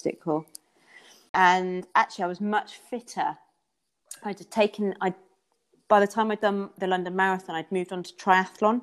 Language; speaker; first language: English; native; English